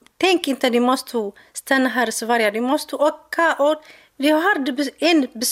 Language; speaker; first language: Swedish; non-native, learner; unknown